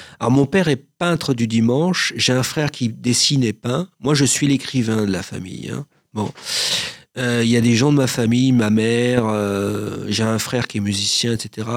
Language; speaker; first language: French; native; French